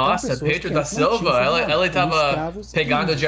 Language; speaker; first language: Portuguese; non-native, fluent; English